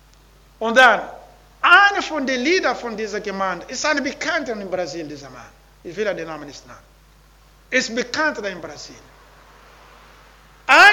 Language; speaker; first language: German; non-native, learner; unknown